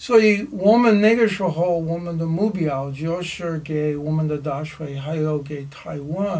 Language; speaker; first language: Chinese; non-native, learner; English